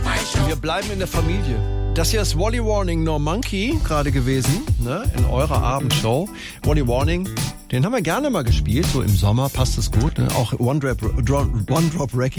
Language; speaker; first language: German; native; German